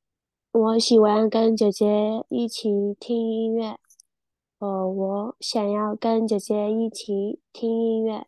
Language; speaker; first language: Chinese; non-native, learner; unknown